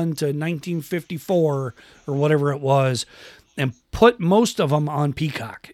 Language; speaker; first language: English; native; English